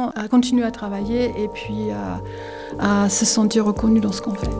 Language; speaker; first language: French; non-native, fluent; German